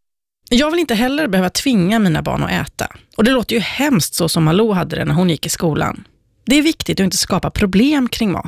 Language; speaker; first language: Swedish; native; Swedish